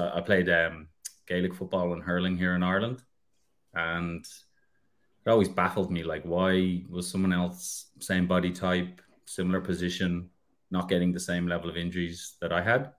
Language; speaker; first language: English; native; English